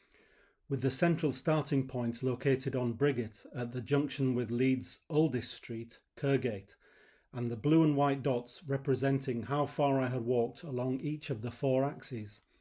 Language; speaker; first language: English; native; English